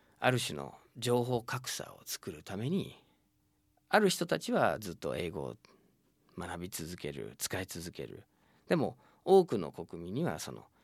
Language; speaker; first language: Japanese; non-native, fluent; English